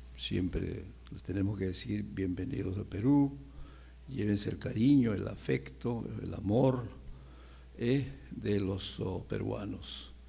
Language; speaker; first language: Spanish; native; Spanish